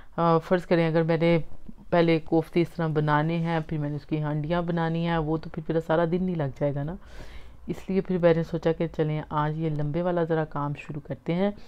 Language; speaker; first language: Urdu; native; Urdu